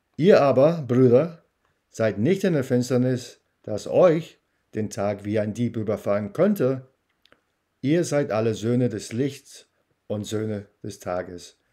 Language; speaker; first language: German; non-native, fluent; English